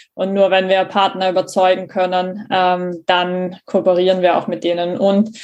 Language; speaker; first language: German; native; German